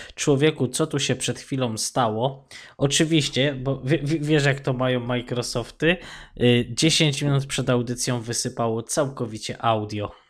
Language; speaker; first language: Polish; native; Polish